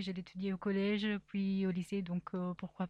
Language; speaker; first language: French; non-native, fluent; Italian